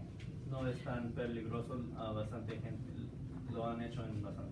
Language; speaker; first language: Spanish; non-native, learner; English